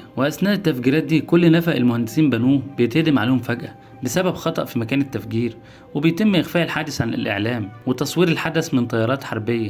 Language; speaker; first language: Arabic; native; Arabic